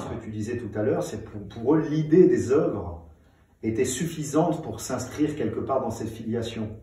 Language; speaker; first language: French; native; French